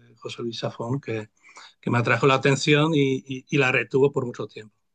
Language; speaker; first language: Spanish; non-native, fluent; Polish